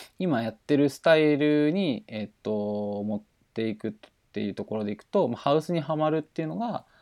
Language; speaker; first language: Japanese; native; Japanese